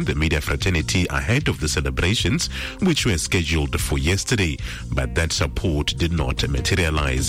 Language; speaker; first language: English; non-native, local second language; Tswana